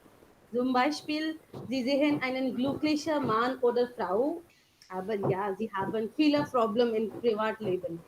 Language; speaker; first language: German; non-native, learner; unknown